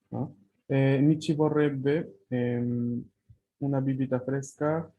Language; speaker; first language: Italian; non-native, fluent; Spanish